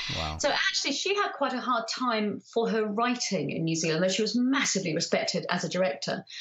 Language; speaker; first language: English; native; English